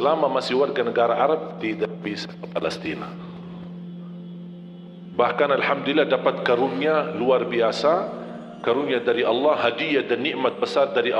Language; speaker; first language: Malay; non-native, fluent; Arabic